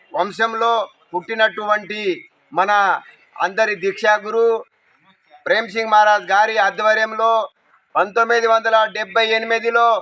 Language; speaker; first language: Telugu; non-native, local second language; Lambadi